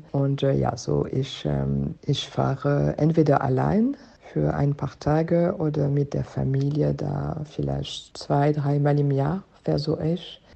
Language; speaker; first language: German; non-native, fluent; French